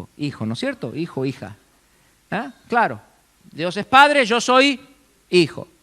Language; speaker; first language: Spanish; native; Spanish